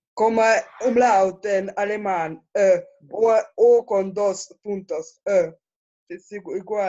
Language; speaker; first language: Spanish; non-native, learner; Russian